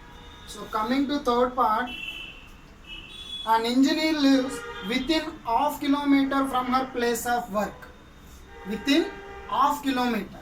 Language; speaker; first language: English; non-native, local second language; Telugu